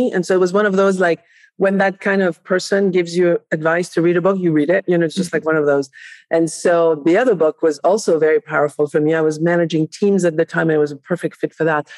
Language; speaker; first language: English; non-native, fluent; Spanish